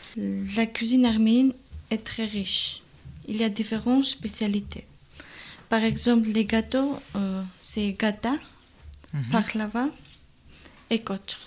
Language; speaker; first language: French; non-native, learner; Armenian